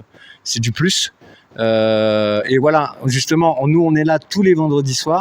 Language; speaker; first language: French; native; French